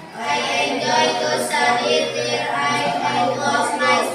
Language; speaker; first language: English; non-native, learner; Indonesian